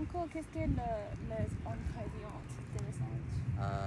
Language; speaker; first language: French; non-native, learner; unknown